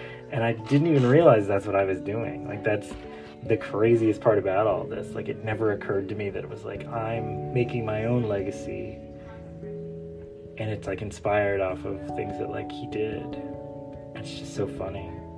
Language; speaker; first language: English; native; English